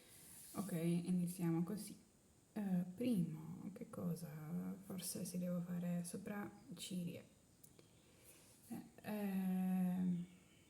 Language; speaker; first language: Italian; non-native, learner; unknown